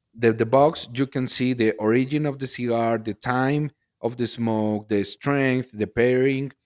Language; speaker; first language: English; non-native, learner; Spanish